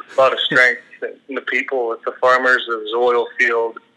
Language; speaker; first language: English; native; English